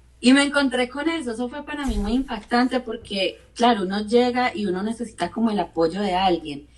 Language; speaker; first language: Spanish; native; Spanish